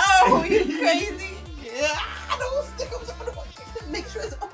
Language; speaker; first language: English; native; English